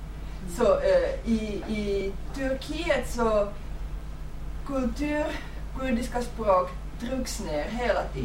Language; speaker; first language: Swedish; non-native, fluent; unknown